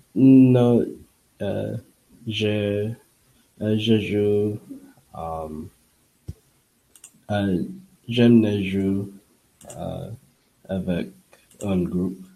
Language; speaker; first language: French; non-native, learner; English